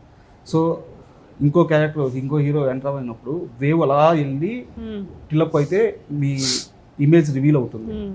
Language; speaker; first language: Telugu; native; Telugu